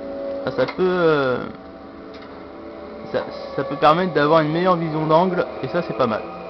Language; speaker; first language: French; native; French